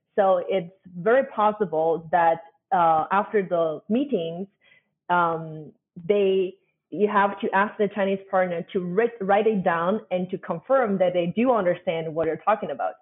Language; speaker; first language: English; non-native, fluent; Chinese